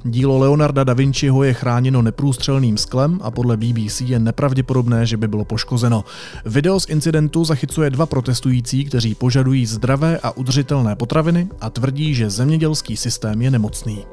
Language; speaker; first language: Czech; native; Czech